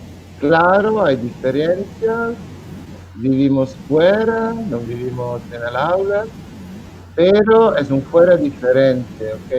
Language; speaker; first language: Spanish; non-native, fluent; Italian